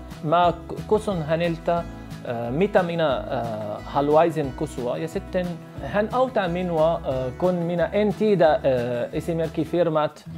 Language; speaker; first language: Finnish; non-native, learner; Arabic